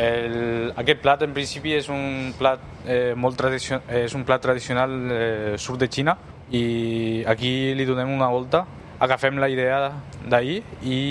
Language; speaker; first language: Catalan; non-native, fluent; Chinese